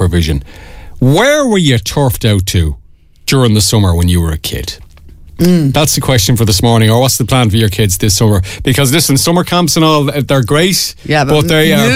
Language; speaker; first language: English; native; English